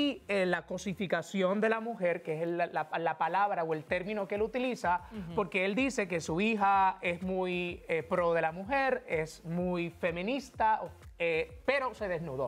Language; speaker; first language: Spanish; native; Spanish